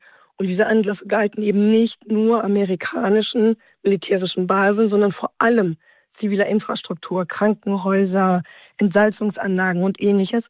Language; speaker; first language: German; native; German